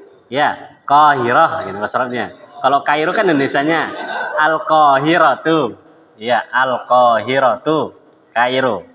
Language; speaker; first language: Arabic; non-native, fluent; Indonesian